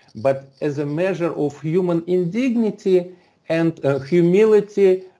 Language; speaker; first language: English; non-native, fluent; Russian